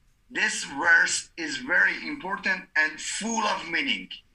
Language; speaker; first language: English; non-native, learner; Persian